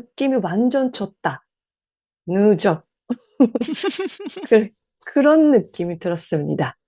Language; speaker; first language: Korean; non-native, learner; Japanese